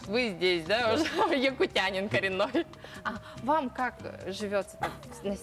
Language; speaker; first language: Russian; native; Russian